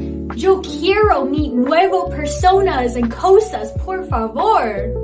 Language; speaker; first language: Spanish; non-native, learner; English